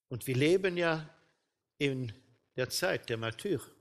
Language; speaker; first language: German; non-native, fluent; Swedish